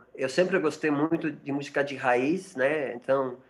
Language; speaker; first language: Portuguese; non-native, fluent; French